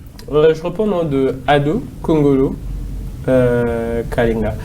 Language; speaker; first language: French; non-native, local second language; Swahili